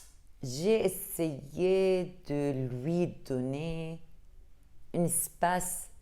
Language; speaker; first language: French; non-native, fluent; Arabic